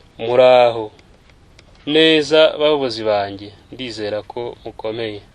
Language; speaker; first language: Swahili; non-native, local second language; Kinyarwanda